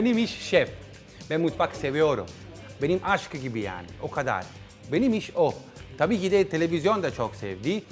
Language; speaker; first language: Turkish; non-native, learner; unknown